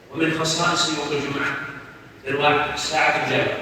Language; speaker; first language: Arabic; native; Arabic